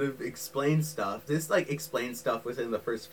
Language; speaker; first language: English; native; English